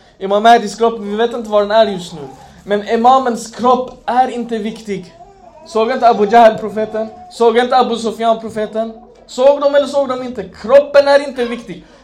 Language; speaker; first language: Swedish; non-native, fluent; Arabic